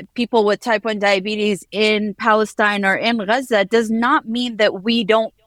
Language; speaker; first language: English; early bilingual, heritage; Arabic